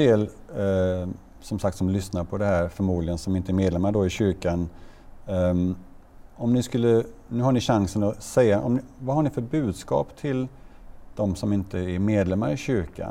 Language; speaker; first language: Swedish; native; Swedish